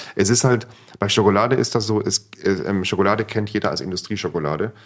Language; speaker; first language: German; native; German